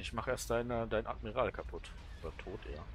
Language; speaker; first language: German; native; German